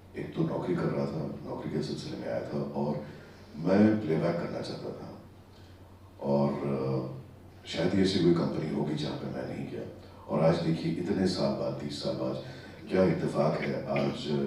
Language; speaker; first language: Hindi; native; Hindi